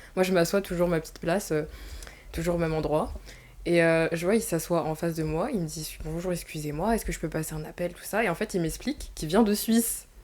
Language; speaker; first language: French; native; French